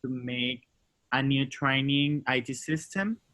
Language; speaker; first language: English; non-native, learner; Spanish